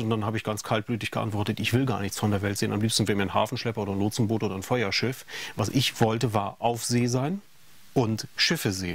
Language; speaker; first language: German; native; German